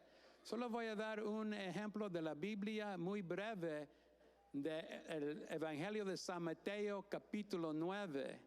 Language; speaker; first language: Spanish; non-native, fluent; English